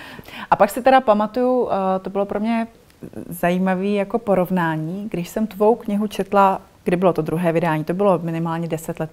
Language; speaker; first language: Czech; native; Czech